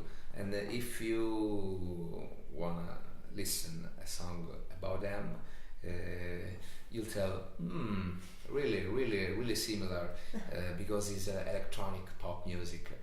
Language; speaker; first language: English; non-native, learner; Italian